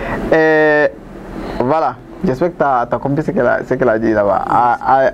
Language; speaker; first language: French; non-native, local second language; Bambara